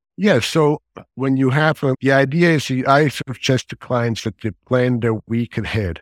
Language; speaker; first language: English; non-native, fluent; German